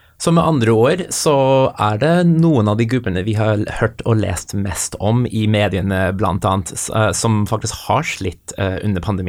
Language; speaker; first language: Norwegian; native; Norwegian